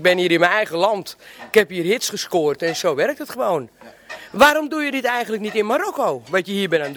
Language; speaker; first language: Dutch; native; Dutch